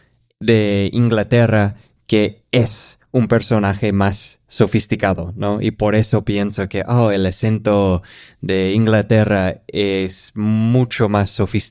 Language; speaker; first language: Spanish; non-native, fluent; English